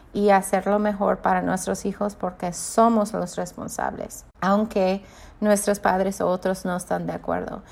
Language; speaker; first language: Spanish; non-native, fluent; English